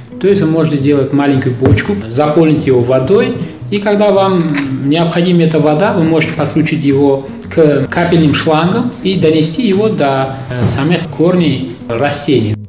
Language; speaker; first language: Russian; non-native, local second language; Uzbek